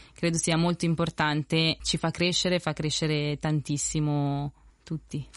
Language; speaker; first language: Italian; early bilingual, other home language; Spanish